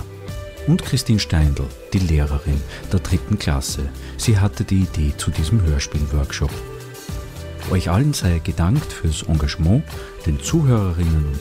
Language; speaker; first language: German; native; German